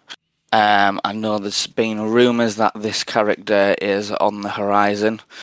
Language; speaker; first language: English; native; English